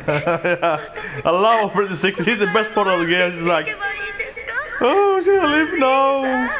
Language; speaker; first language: English; non-native, fluent; Swedish